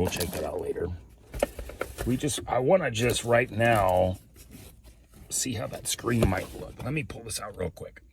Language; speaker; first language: English; native; English